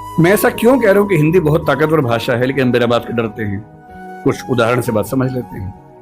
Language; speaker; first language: Hindi; native; Hindi